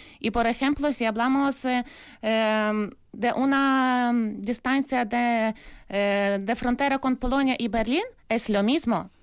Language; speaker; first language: Spanish; non-native, learner; Ukrainian